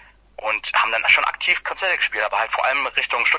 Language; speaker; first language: German; native; German